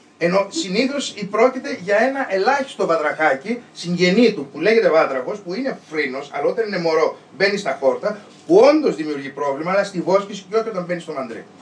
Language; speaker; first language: Greek; native; Greek